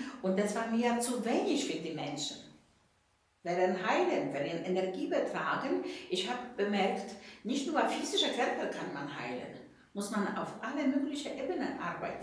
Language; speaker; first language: German; non-native, fluent; Polish